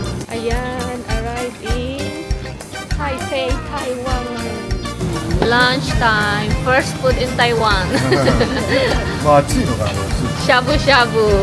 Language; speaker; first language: English; non-native, local second language; Filipino